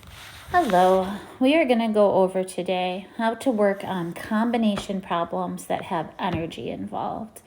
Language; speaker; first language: English; native; English